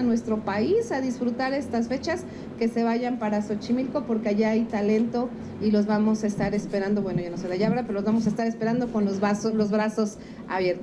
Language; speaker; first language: Spanish; native; Spanish